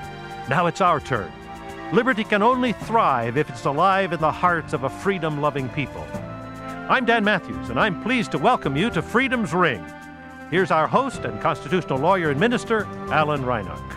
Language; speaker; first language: English; native; English